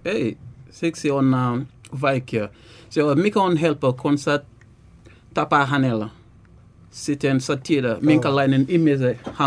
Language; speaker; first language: Finnish; non-native, learner; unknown